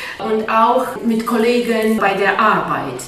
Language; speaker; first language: German; non-native, learner; Romanian